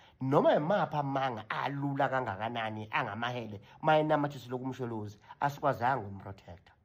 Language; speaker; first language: Zulu; native; Zulu